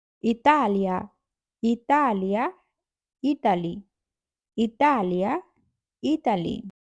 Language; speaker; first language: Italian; non-native, learner; Bangla